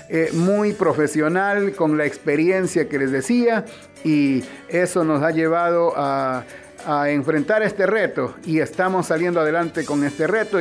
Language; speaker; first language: Spanish; native; Spanish